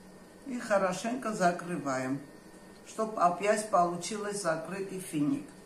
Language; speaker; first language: Russian; non-native, local second language; Armenian